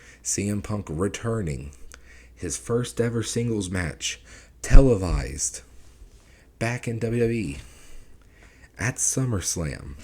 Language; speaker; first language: English; native; English